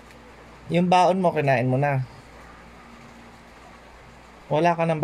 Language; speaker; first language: Filipino; native; Filipino